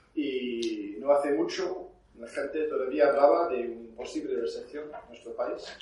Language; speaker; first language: Spanish; non-native, fluent; English